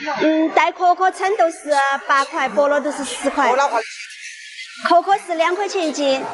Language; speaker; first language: Chinese; native; Chinese